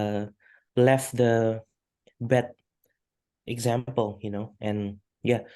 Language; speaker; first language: English; non-native, fluent; Indonesian